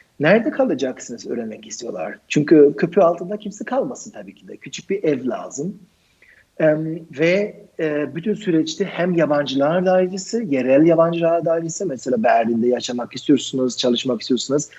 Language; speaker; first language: Turkish; non-native, fluent; German